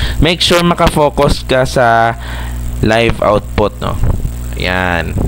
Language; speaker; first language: Filipino; non-native, local second language; Hiligaynon